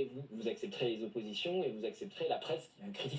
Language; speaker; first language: French; native; French